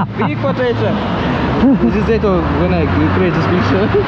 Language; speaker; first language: English; non-native, learner; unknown